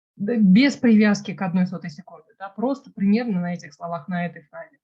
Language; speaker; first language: Russian; native; Russian